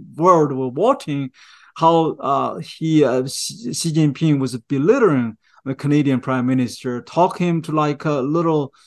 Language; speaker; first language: English; non-native, fluent; Chinese